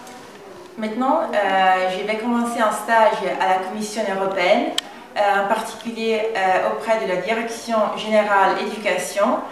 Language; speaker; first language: French; non-native, fluent; Italian